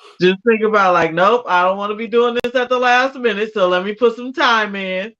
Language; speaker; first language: English; native; English